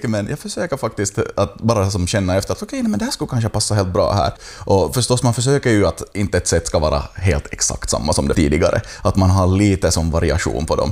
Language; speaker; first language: Swedish; native; Swedish